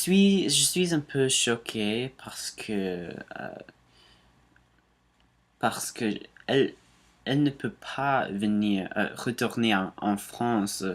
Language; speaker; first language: French; non-native, learner; English